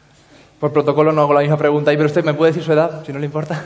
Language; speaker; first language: Spanish; native; Spanish